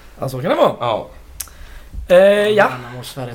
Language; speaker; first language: Swedish; native; Swedish